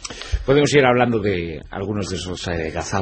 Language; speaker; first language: Spanish; native; Spanish